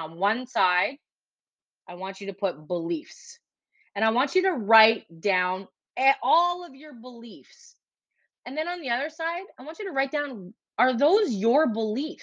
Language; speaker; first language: English; native; English